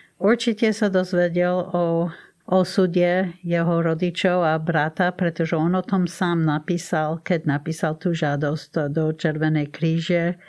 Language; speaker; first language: Slovak; non-native, fluent; English